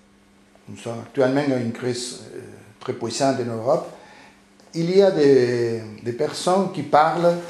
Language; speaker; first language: French; non-native, fluent; Spanish